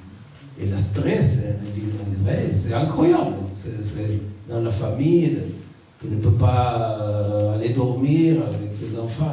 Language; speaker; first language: French; non-native, learner; Hebrew